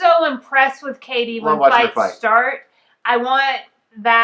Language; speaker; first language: English; native; English